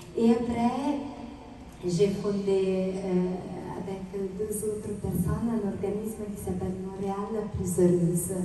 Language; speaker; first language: French; non-native, fluent; Italian